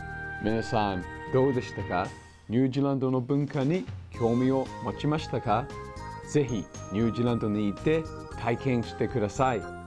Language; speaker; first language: Japanese; non-native, fluent; English